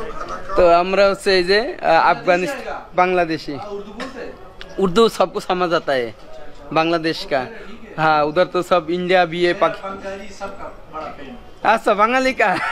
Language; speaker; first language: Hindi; non-native, learner; Bangla